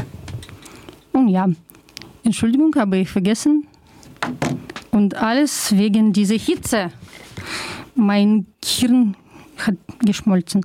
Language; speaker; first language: German; non-native, learner; Russian